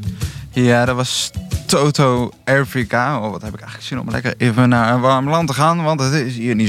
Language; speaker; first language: Dutch; native; Dutch